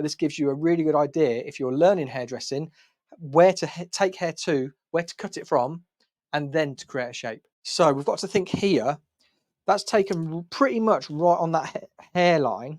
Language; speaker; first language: English; native; English